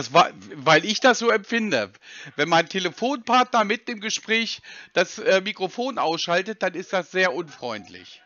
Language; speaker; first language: German; native; German